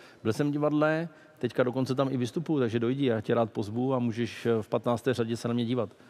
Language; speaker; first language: Czech; native; Czech